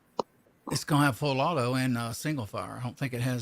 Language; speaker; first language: English; native; English